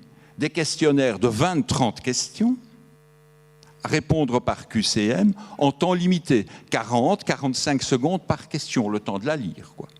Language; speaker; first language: French; native; French